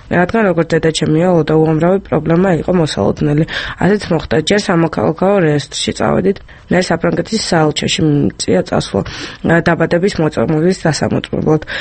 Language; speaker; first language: Georgian; early bilingual, other home language; French